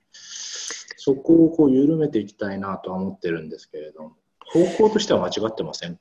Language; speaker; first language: Japanese; native; Japanese